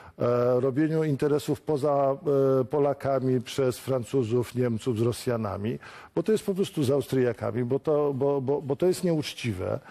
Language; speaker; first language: Polish; native; Polish